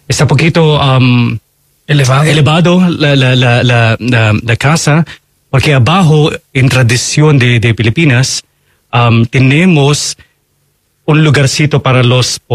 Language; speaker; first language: Spanish; non-native, fluent; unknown